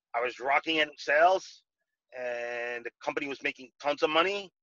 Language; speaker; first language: English; non-native, fluent; Spanish